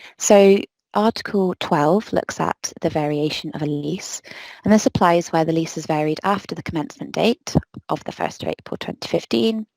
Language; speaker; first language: English; native; English